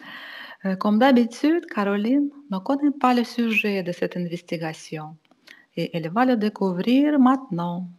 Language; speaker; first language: French; non-native, fluent; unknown